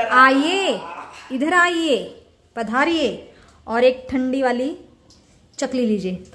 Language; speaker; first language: Hindi; non-native, local second language; Marathi